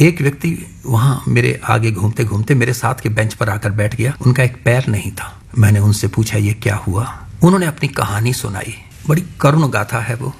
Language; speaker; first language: Hindi; non-native, local second language; Punjabi